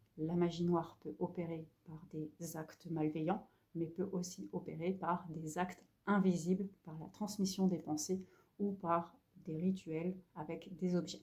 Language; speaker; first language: French; native; French